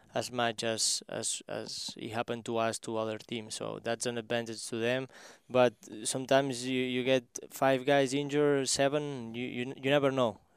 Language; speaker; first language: English; non-native, fluent; Spanish